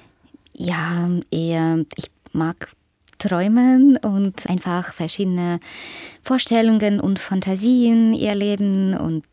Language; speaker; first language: German; non-native, fluent; Ukrainian